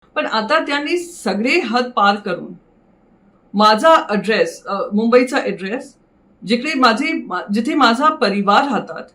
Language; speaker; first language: Marathi; non-native, local second language; Hindi